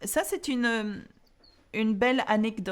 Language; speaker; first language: French; non-native, fluent; English